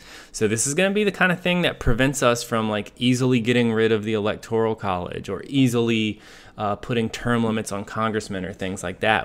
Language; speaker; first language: English; native; English